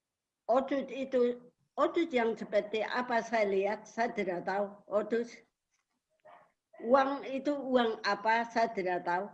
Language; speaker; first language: Indonesian; non-native, local second language; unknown